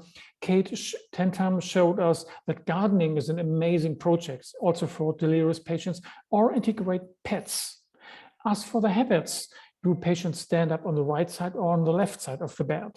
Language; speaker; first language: English; non-native, fluent; German